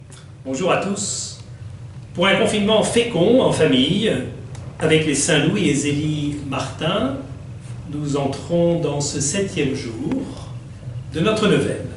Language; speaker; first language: French; native; French